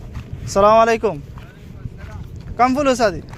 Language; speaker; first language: Arabic; non-native, learner; Bangla